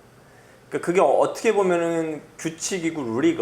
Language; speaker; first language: Korean; native; Korean